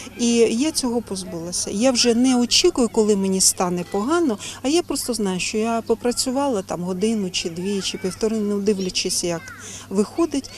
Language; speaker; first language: Ukrainian; native; Ukrainian